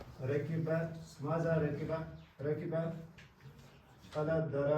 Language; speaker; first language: Arabic; non-native, learner; Kashmiri